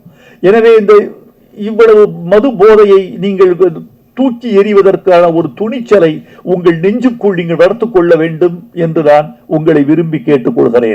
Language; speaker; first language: Tamil; native; Tamil